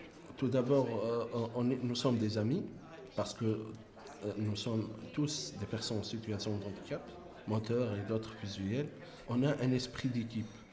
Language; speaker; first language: French; non-native, local second language; Arabic